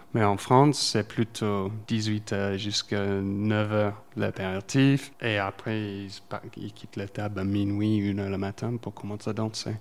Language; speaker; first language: French; non-native, fluent; English